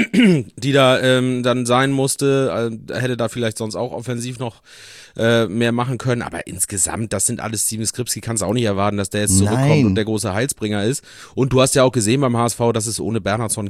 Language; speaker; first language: German; native; German